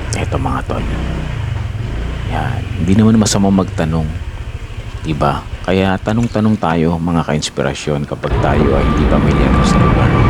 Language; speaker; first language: Filipino; native; Filipino